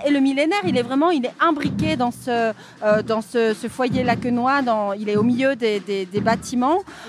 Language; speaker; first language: French; native; French